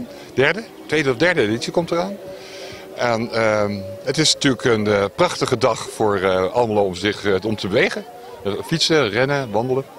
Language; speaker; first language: Dutch; native; Dutch